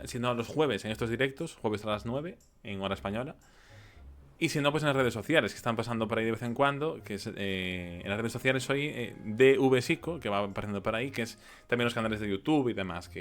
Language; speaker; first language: Spanish; native; Spanish